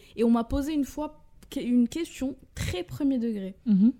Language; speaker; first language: French; early bilingual, other home language; Arabic